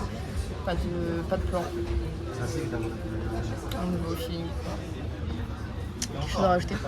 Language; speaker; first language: French; native; French